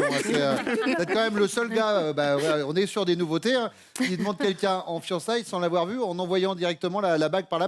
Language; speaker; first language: French; native; French